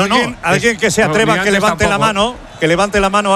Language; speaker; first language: Spanish; native; Spanish